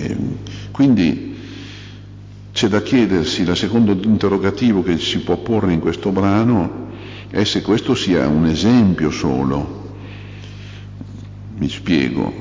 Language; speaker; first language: Italian; native; Italian